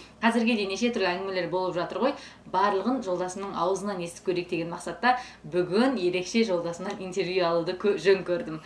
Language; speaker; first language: Kazakh; native; Kazakh